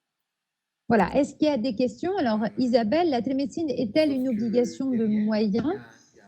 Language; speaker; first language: French; native; French